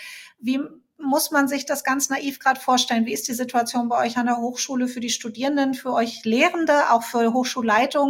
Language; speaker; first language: German; native; German